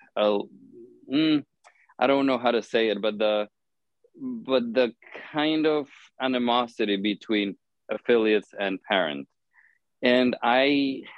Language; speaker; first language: English; non-native, fluent; Spanish